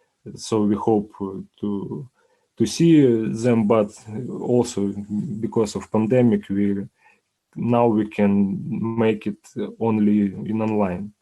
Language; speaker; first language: English; non-native, learner; Ukrainian